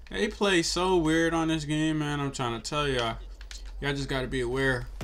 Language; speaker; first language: English; native; English